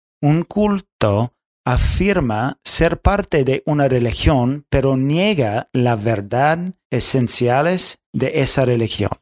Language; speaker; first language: Spanish; non-native, fluent; English